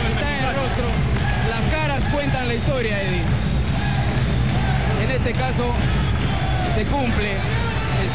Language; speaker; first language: Spanish; native; Spanish